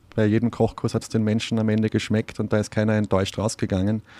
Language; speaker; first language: German; native; German